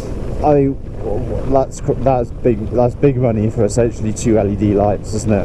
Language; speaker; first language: English; native; English